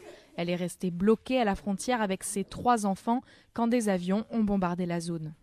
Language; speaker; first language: French; native; French